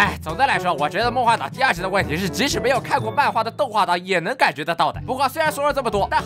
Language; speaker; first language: Chinese; native; Chinese